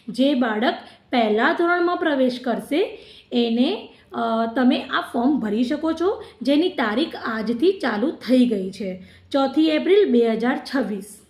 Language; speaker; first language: Gujarati; non-native, local second language; Sindhi